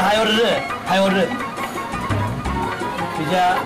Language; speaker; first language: Chinese; non-native, learner; Persian